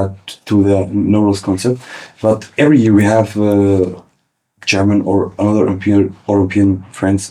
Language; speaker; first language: English; early bilingual, other home language; Kurdish